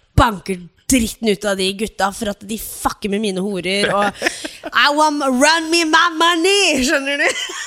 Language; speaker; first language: Norwegian; early bilingual, other home language; English